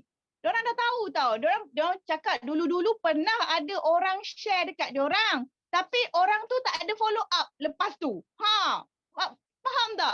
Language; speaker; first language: Malay; native; Malay